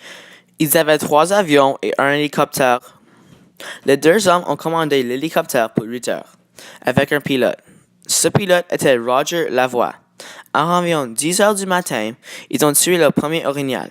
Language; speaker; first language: French; native; French